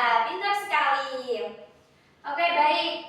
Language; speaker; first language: Indonesian; native; Indonesian